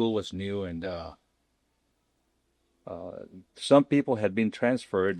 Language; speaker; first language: English; non-native, local second language; Spanish